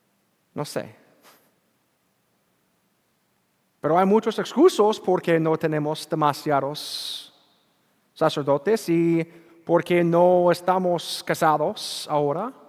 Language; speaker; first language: Spanish; non-native, learner; English